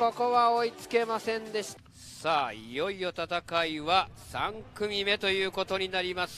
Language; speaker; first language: Japanese; native; Japanese